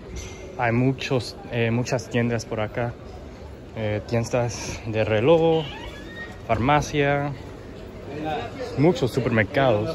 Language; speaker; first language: Spanish; early bilingual, heritage; English